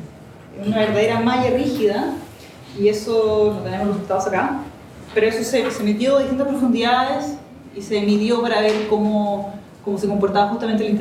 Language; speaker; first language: Spanish; native; Spanish